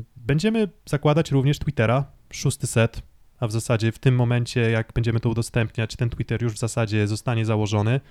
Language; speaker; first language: Polish; native; Polish